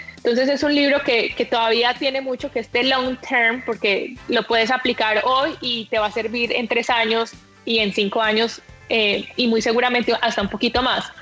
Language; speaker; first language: Spanish; native; Spanish